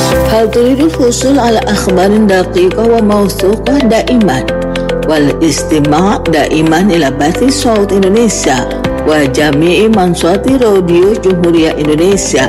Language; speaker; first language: Arabic; non-native, fluent; Indonesian